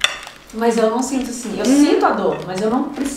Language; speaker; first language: Portuguese; native; Portuguese